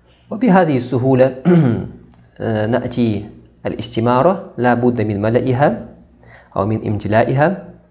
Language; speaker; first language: Arabic; non-native, fluent; Kazakh